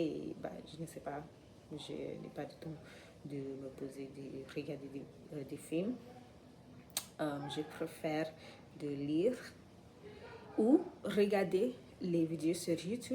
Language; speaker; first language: French; non-native, learner; English